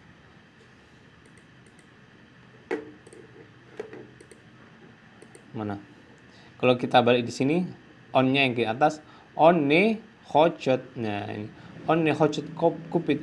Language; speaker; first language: Indonesian; native; Indonesian